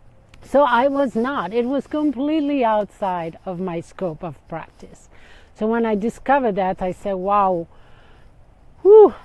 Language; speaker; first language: English; non-native, fluent; French